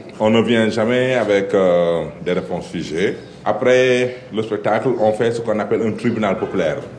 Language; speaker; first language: French; non-native, local second language; Wolof